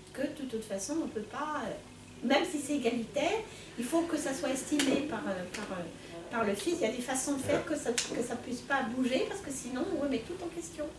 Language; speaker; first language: French; native; French